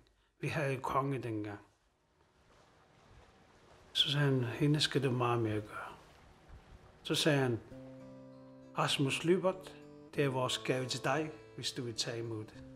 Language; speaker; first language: Danish; non-native, local second language; Kalaallisut